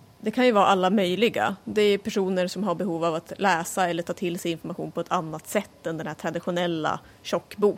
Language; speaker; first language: Swedish; native; Swedish